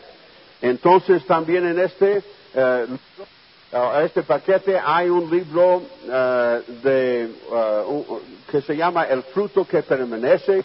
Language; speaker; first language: Spanish; non-native, fluent; English